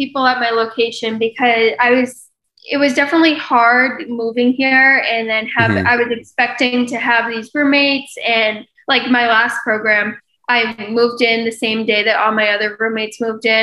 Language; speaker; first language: English; native; English